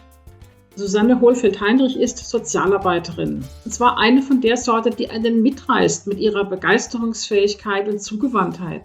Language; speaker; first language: German; native; German